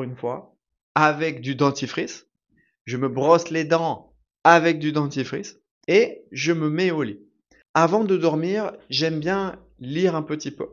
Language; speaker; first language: French; native; French